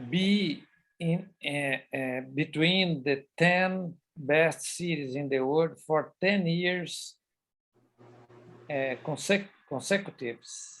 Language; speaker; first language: English; non-native, learner; Portuguese